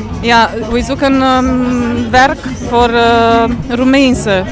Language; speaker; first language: Dutch; non-native, learner; Romanian